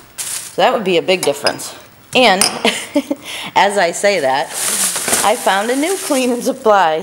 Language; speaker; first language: English; native; English